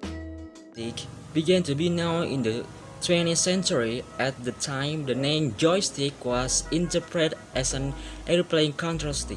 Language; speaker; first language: English; non-native, learner; Indonesian